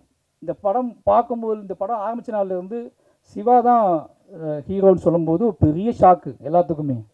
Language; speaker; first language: Tamil; native; Tamil